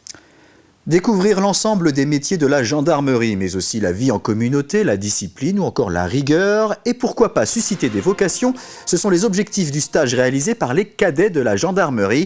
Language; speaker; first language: French; native; French